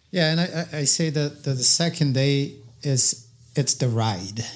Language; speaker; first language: English; non-native, fluent; Portuguese